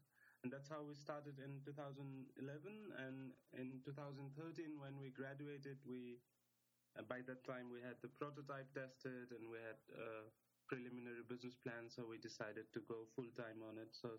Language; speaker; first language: English; non-native, local second language; Nepali